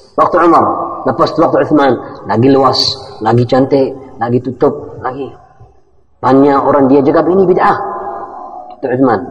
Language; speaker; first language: Malay; non-native, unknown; Arabic